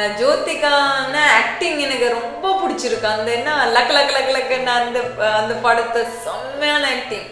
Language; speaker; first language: Tamil; non-native, learner; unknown